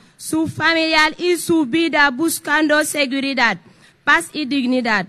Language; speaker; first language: Spanish; non-native, fluent; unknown